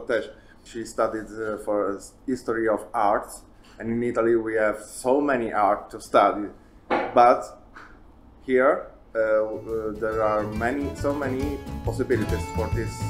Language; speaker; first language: English; non-native, learner; Italian